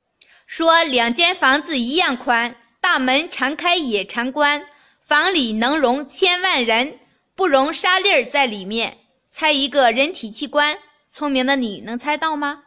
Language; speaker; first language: Chinese; native; Chinese